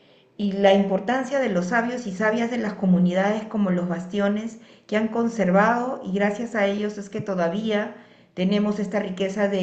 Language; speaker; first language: Spanish; native; Spanish